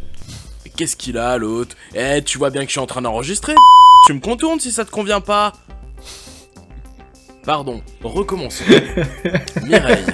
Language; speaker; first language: French; native; French